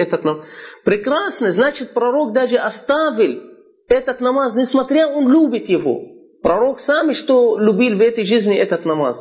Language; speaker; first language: Russian; non-native, fluent; Arabic